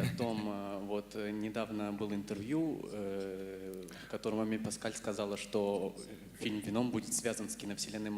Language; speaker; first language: Russian; native; Russian